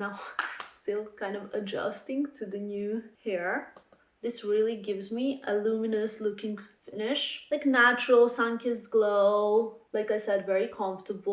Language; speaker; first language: English; non-native, fluent; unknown